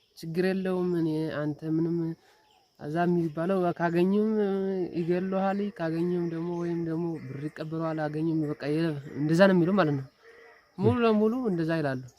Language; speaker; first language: Amharic; non-native, local second language; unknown